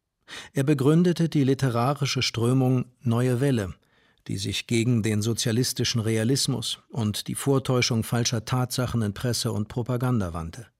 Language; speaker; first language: German; native; German